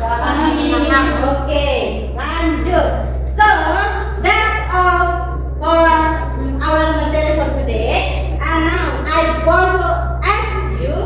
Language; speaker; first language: English; non-native, learner; Indonesian